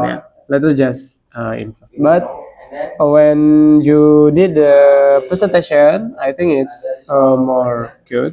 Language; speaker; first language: English; non-native, learner; Indonesian